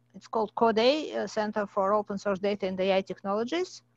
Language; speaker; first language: English; non-native, fluent; Russian